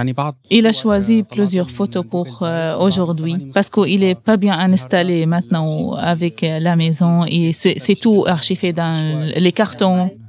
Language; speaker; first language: French; non-native, learner; Arabic